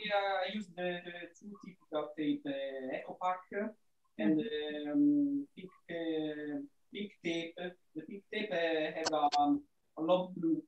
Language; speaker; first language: English; non-native, learner; Italian